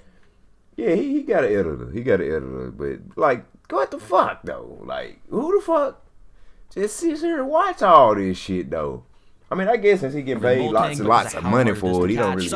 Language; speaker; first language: English; native; English